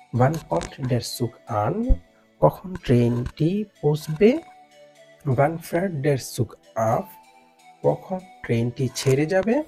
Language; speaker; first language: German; non-native, fluent; Bangla